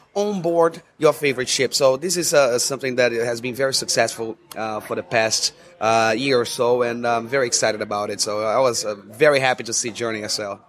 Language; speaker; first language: English; non-native, fluent; Portuguese